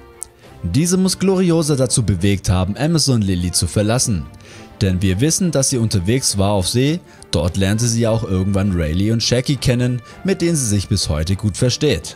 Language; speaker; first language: German; native; German